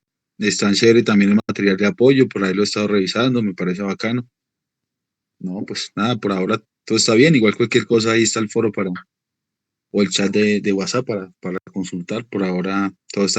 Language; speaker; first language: Spanish; native; Spanish